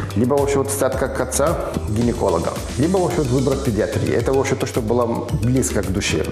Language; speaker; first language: Russian; non-native, fluent; Arabic